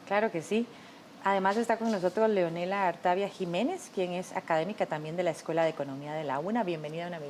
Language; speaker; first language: Spanish; native; Spanish